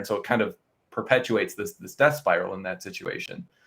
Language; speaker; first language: English; native; English